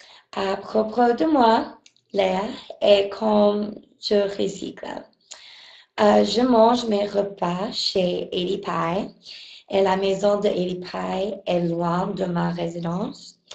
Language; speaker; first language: French; non-native, learner; English